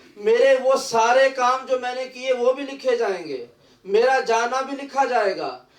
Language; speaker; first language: Urdu; native; Urdu